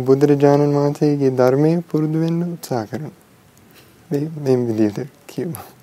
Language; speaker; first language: Sinhala; non-native, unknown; English